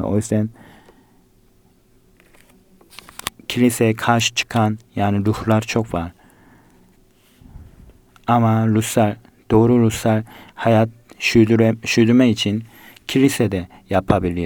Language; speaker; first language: Turkish; non-native, fluent; Korean